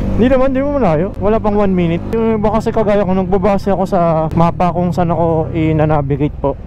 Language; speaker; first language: Filipino; native; Filipino